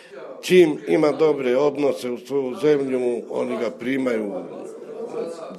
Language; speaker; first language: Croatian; non-native, local second language; Romany